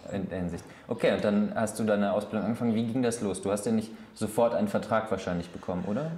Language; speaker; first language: German; native; German